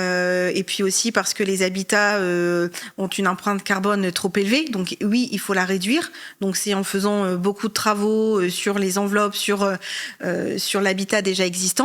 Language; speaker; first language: French; native; French